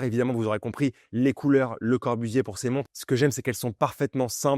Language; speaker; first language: French; native; French